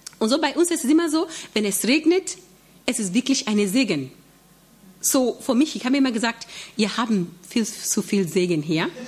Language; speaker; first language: German; non-native, fluent; Swahili